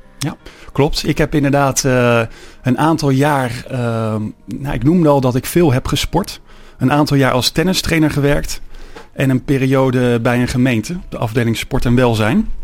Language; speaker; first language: Dutch; native; Dutch